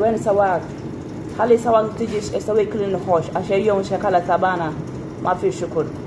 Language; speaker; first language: Arabic; non-native, learner; Oromo